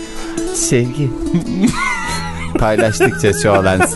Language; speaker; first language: Turkish; native; Turkish